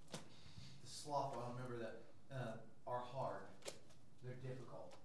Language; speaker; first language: English; native; English